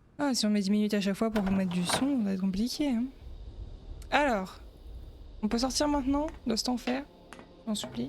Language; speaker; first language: French; native; French